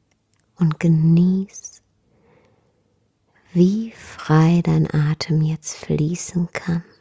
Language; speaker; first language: German; native; German